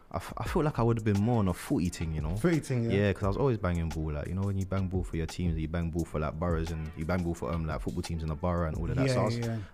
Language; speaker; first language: English; native; English